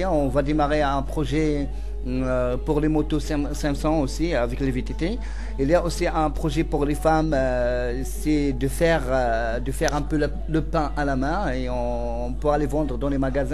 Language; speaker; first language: French; non-native, local second language; Central Atlas Tamazight